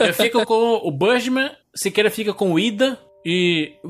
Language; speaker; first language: Portuguese; native; Portuguese